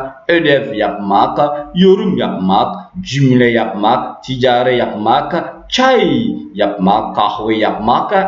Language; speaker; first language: Turkish; non-native, fluent; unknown